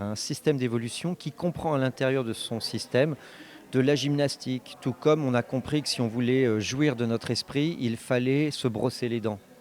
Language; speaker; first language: French; native; French